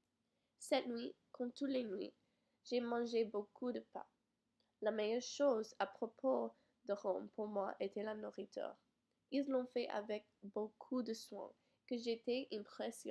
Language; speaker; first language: French; non-native, learner; English